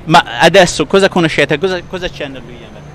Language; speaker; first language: Italian; non-native, fluent; Arabic